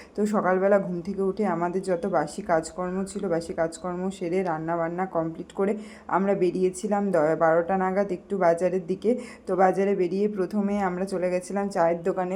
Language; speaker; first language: Bangla; native; Bangla